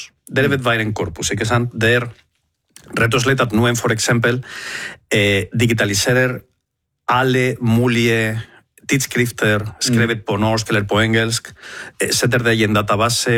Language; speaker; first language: Norwegian; non-native, fluent; Spanish